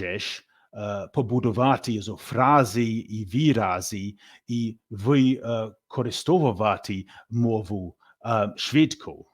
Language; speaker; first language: Ukrainian; non-native, learner; English